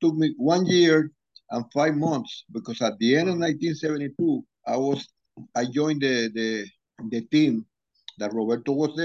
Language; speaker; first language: English; non-native, fluent; Spanish